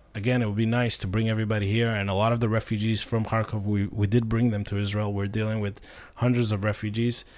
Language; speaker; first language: English; non-native, fluent; Russian